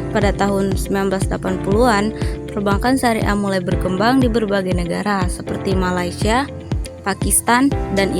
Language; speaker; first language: Indonesian; native; Indonesian